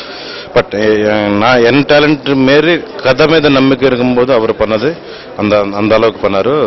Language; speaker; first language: Tamil; non-native, fluent; Telugu